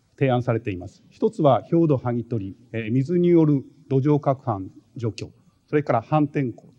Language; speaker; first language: Japanese; native; Japanese